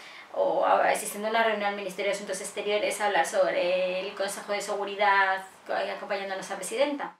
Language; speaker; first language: Spanish; native; Spanish